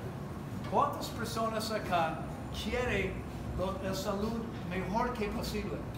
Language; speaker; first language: Spanish; non-native, learner; English